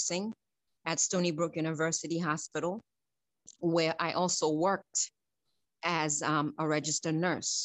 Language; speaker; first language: English; non-native, fluent; Haitian Creole